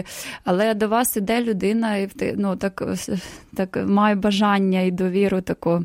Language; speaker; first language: Ukrainian; native; Ukrainian